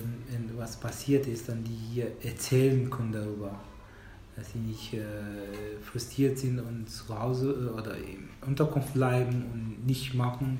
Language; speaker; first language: German; non-native, fluent; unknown